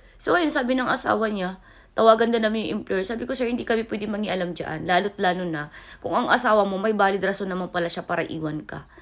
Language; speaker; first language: Filipino; non-native, local second language; Cebuano